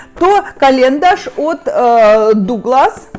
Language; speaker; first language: Polish; non-native, learner; Russian